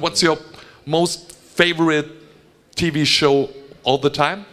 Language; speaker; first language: English; non-native, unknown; German